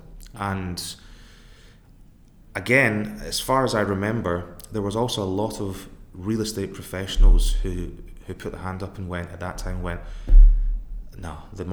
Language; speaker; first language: English; native; English